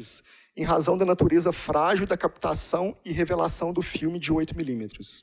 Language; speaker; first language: Portuguese; native; Portuguese